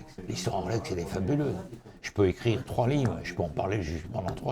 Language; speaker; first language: French; native; French